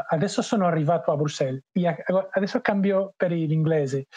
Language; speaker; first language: Italian; non-native, learner; Portuguese